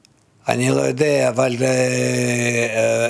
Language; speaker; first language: Hebrew; non-native, fluent; Russian